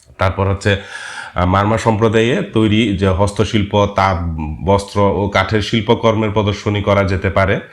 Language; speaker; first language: Bangla; non-native, local second language; Marma